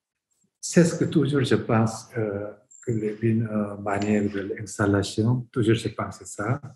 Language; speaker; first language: French; non-native, fluent; Korean